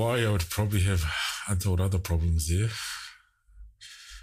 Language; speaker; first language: English; native; English